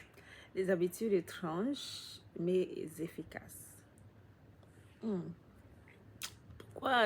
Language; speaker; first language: French; non-native, learner; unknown